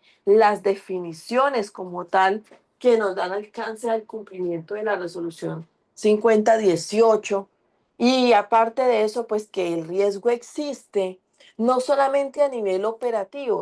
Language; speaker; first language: Spanish; native; Spanish